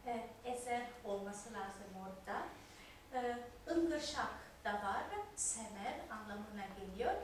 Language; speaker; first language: Turkish; non-native, fluent; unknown